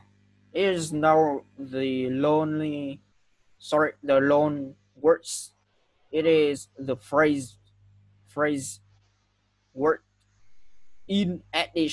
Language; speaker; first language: English; non-native, fluent; Vietnamese